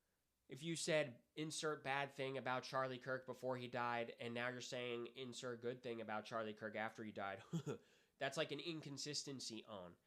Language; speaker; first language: English; native; English